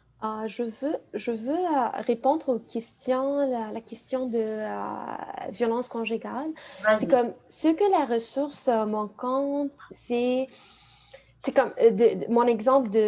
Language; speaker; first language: French; non-native, fluent; Arabic